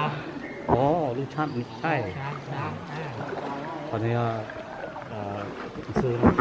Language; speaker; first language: Thai; non-native, learner; Hmong